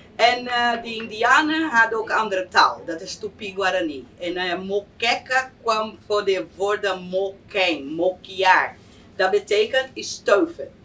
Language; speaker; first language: Dutch; non-native, fluent; Portuguese